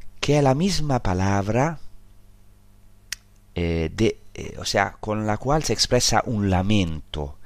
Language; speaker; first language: Spanish; non-native, fluent; Italian